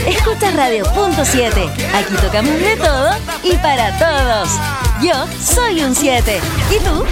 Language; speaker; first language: Spanish; native; Spanish